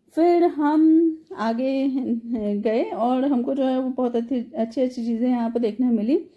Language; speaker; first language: Hindi; native; Hindi